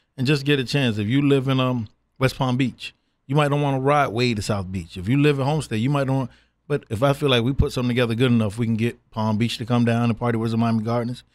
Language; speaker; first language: English; native; English